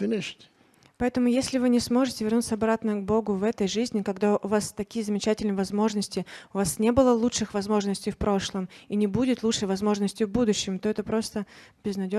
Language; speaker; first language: Russian; native; Russian